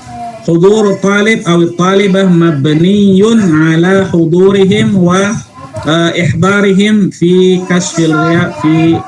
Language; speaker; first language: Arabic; non-native, fluent; Indonesian